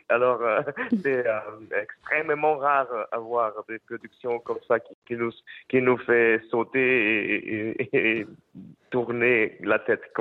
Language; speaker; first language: French; non-native, fluent; Spanish